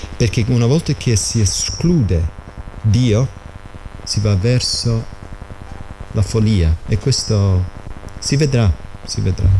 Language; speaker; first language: Italian; non-native, fluent; English